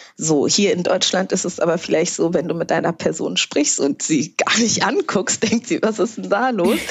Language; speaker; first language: German; early bilingual, other home language; Kinyarwanda